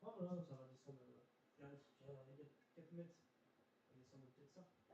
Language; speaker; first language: French; native; French